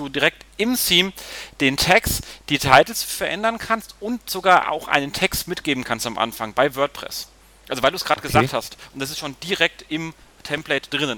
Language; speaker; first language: German; native; German